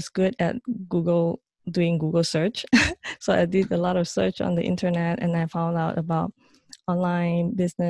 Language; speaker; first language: English; non-native, local second language; Chinese